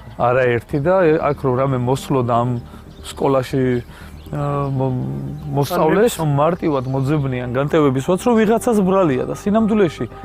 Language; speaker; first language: Georgian; native; Georgian